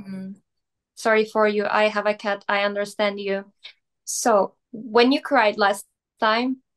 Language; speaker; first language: English; non-native, learner; Turkish